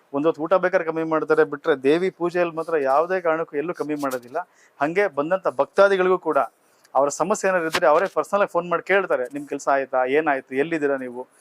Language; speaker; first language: Kannada; native; Kannada